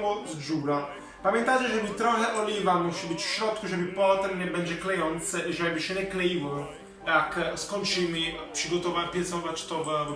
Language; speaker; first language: Polish; non-native, learner; Italian